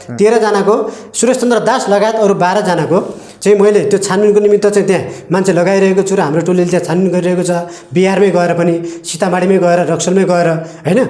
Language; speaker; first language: Nepali; native; Nepali